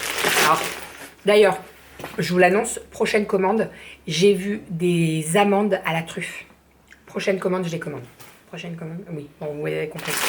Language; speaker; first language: French; native; French